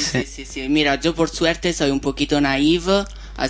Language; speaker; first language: Spanish; non-native, fluent; Italian